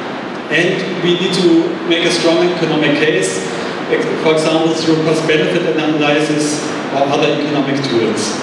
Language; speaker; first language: English; non-native, fluent; German